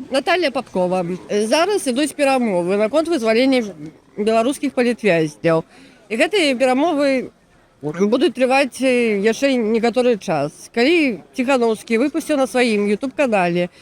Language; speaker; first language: Belarusian; non-native, local second language; Russian